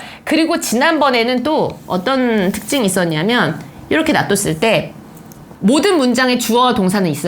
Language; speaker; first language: Korean; native; Korean